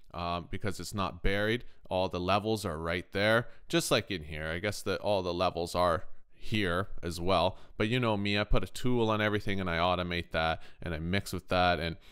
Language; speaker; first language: English; native; English